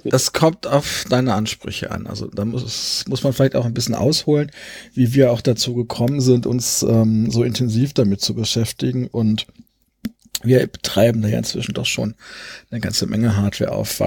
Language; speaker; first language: German; native; German